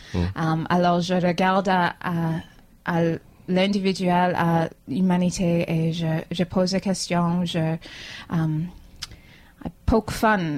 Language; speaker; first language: French; non-native, fluent; English